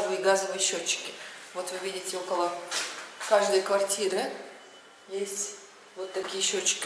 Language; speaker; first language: Russian; native; Russian